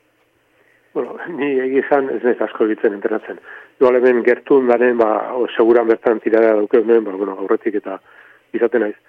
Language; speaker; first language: Basque; native; Basque